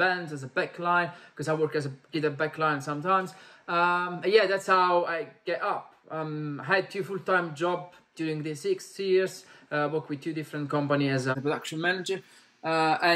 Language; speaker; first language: English; non-native, fluent; Italian